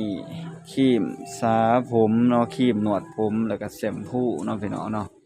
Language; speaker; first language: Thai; non-native, local second language; Lao